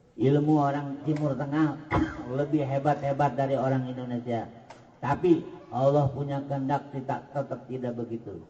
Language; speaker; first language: Indonesian; non-native, local second language; Sundanese